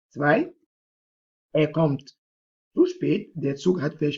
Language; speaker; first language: German; non-native, fluent; French